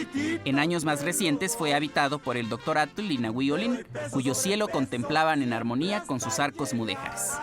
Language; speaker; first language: Spanish; native; Spanish